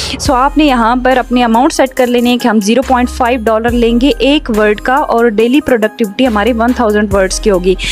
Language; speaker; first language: Urdu; non-native, local second language; Punjabi